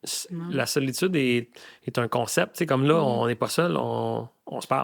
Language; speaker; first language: French; native; French